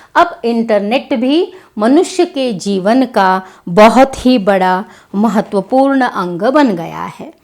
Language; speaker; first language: Hindi; non-native, local second language; Kannada